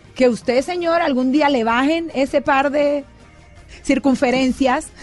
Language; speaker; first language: Spanish; native; Spanish